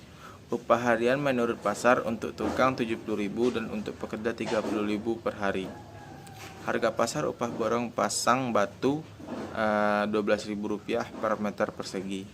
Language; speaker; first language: Indonesian; native; Indonesian